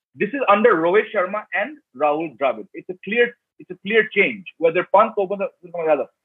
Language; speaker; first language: English; native; English